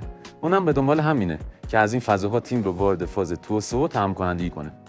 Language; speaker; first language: Persian; native; Persian